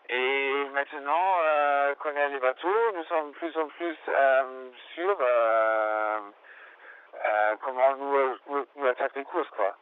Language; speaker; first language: French; non-native, learner; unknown